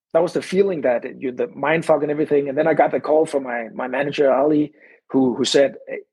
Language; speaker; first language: English; non-native, fluent; Danish